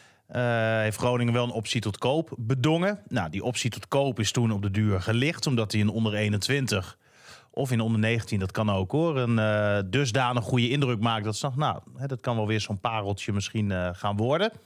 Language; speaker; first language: Dutch; native; Dutch